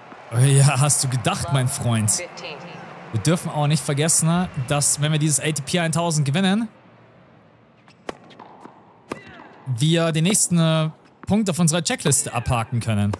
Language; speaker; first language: German; native; German